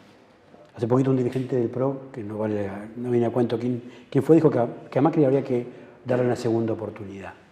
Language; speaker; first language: Spanish; native; Spanish